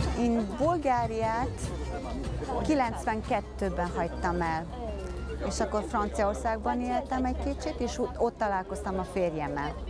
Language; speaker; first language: Hungarian; non-native, fluent; Bulgarian